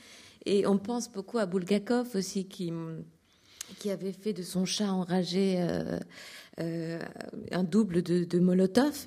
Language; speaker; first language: French; native; French